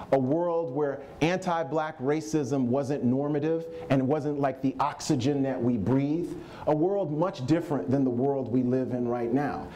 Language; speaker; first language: English; native; English